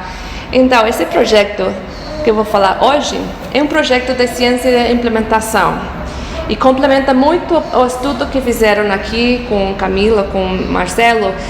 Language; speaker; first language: Portuguese; non-native, fluent; English